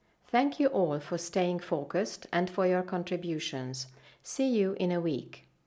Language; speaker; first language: English; non-native, fluent; Hungarian